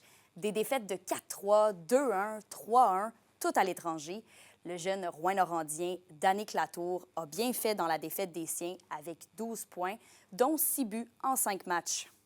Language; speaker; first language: French; native; French